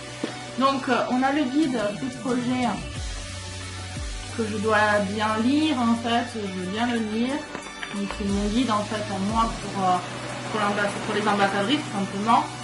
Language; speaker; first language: French; native; French